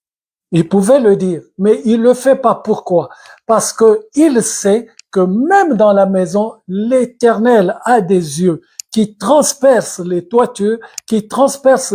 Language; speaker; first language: French; non-native, local second language; Lingala